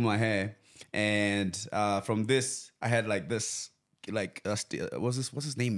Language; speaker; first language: English; non-native, local second language; Venda